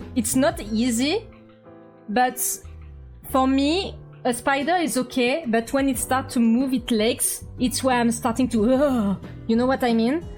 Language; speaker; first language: English; non-native, fluent; French